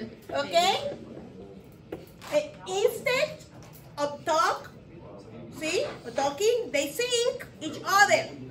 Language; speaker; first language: English; non-native, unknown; Spanish